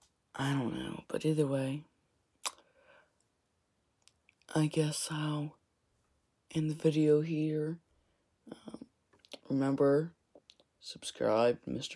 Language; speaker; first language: English; native; English